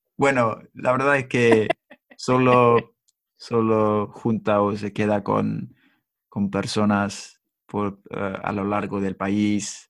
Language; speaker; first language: Spanish; non-native, fluent; English